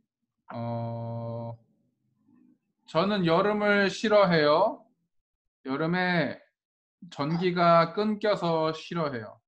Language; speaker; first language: Korean; non-native, fluent; Spanish